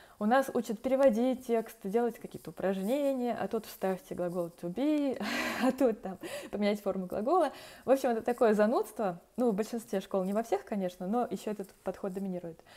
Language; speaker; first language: Russian; native; Russian